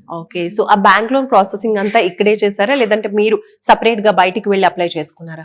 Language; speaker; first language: Telugu; native; Telugu